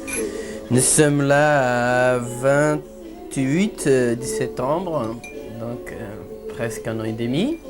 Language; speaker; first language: French; non-native, learner; Portuguese